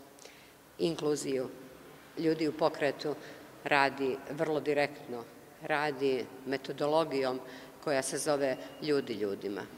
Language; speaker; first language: Serbian; native; Serbian